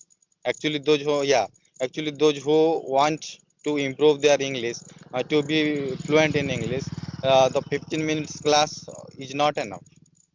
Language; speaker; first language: English; non-native, learner; Odia